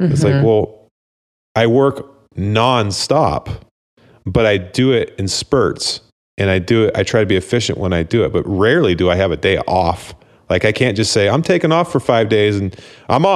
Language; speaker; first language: English; native; English